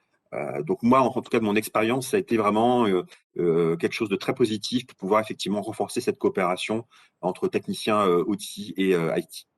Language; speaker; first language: French; native; French